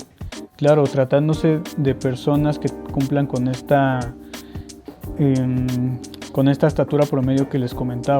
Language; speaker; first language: Spanish; native; Spanish